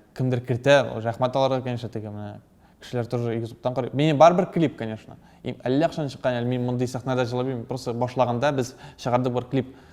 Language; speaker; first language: Tatar; native; Tatar